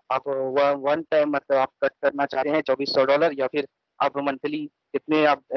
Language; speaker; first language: Hindi; native; Hindi